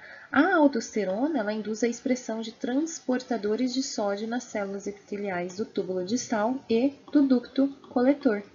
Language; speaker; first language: Portuguese; native; Portuguese